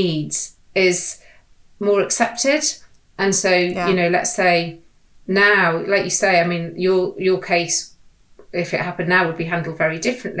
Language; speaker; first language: English; native; English